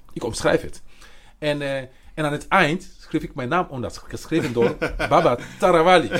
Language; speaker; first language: Dutch; non-native, fluent; Mandingo